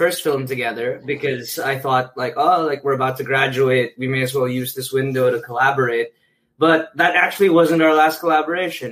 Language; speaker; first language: English; non-native, local second language; Filipino